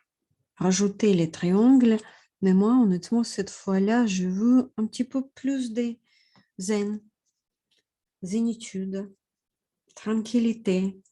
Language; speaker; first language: French; non-native, fluent; Russian